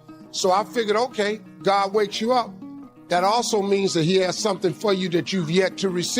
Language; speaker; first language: English; native; English